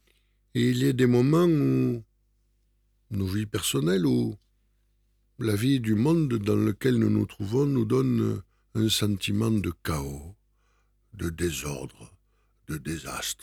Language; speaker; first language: French; native; French